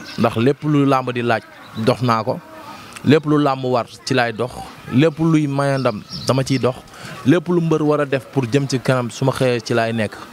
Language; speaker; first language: Wolof; native; Wolof